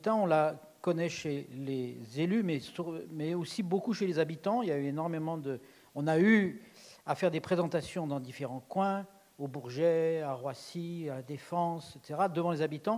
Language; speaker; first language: French; native; French